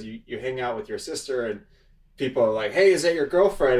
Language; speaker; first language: English; native; English